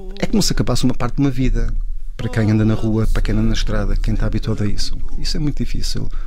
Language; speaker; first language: Portuguese; early bilingual, heritage; Portuguese